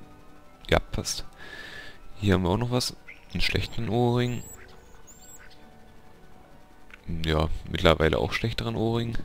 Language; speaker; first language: German; native; German